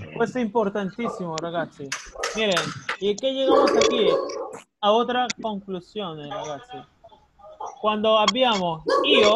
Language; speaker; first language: Italian; non-native, fluent; Spanish